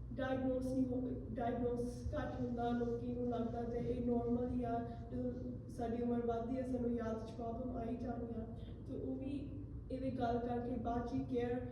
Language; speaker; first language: Punjabi; early bilingual, heritage; Punjabi